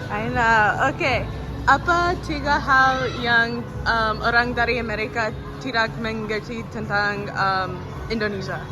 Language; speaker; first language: Indonesian; non-native, learner; English